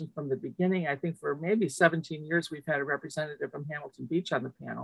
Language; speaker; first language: English; early bilingual, other home language; Lithuanian